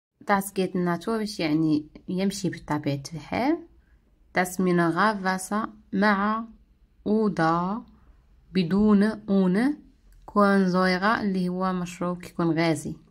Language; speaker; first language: German; non-native, learner; Arabic